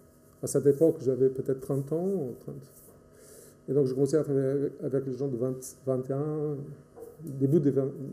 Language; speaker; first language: French; non-native, fluent; Portuguese